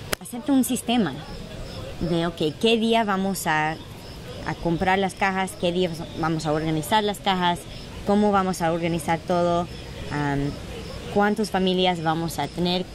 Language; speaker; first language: Spanish; early bilingual, heritage; Spanish